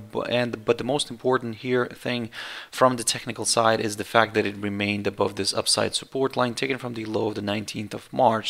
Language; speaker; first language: English; non-native, fluent; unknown